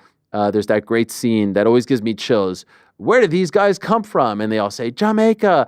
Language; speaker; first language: English; native; English